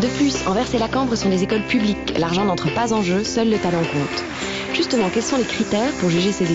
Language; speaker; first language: French; native; French